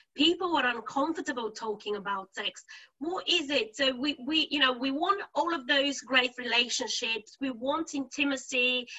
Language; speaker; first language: English; non-native, fluent; Bulgarian